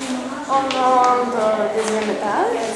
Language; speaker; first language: French; non-native, learner; Greek